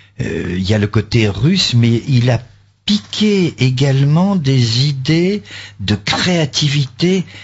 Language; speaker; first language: French; early bilingual, other home language; Russian